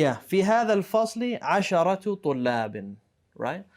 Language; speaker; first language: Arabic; non-native, fluent; English